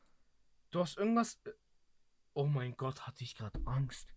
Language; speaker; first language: German; early bilingual, other home language; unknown